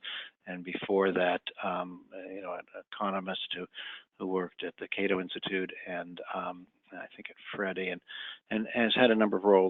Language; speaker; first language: English; native; English